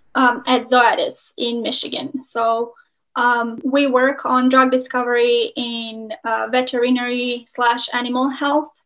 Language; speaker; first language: English; non-native, fluent; Serbian